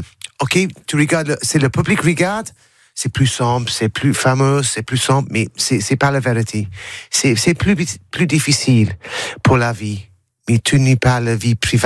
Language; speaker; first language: French; non-native, learner; English